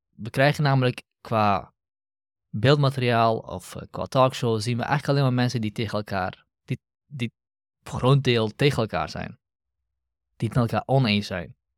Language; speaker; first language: Dutch; early bilingual, other home language; Kurdish